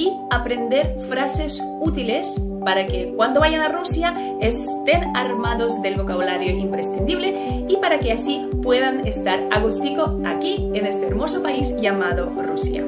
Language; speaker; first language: Spanish; non-native, fluent; Russian